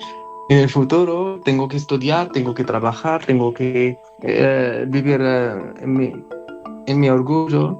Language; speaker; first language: Spanish; non-native, learner; Arabic